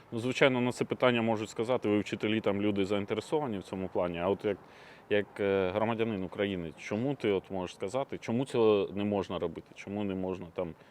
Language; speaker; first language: Ukrainian; native; Ukrainian